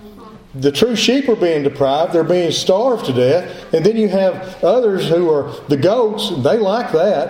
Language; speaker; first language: English; native; English